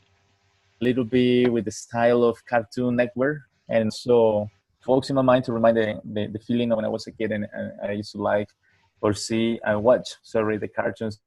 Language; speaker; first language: English; non-native, learner; Spanish